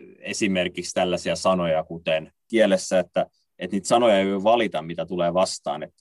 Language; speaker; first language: Finnish; native; Finnish